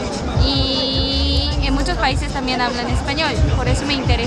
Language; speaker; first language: Spanish; non-native, learner; Korean